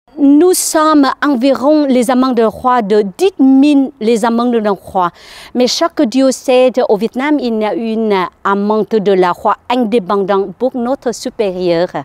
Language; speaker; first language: French; non-native, learner; Vietnamese